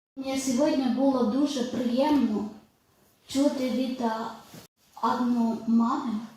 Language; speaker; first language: Ukrainian; non-native, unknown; Malayalam